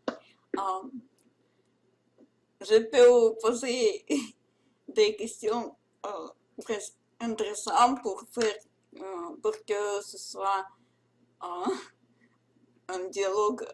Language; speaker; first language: French; non-native, learner; Russian